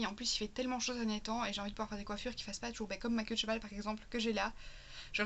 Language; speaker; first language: French; native; French